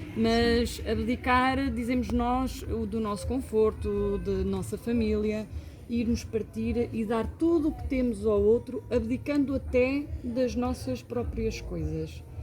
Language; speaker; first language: Portuguese; native; Portuguese